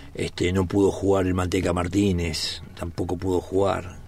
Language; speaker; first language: Spanish; native; Spanish